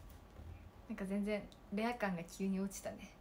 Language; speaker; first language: Japanese; native; Japanese